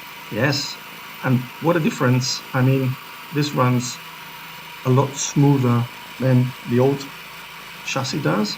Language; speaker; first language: English; non-native, fluent; German